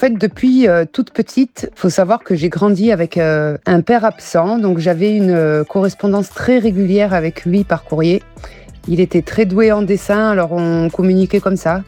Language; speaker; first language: French; early bilingual, other home language; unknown